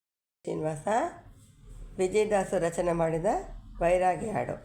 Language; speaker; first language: Kannada; native; Kannada